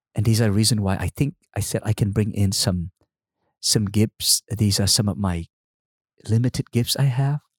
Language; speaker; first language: English; non-native, fluent; Vietnamese